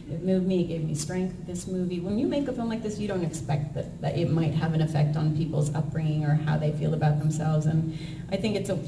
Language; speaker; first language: English; native; English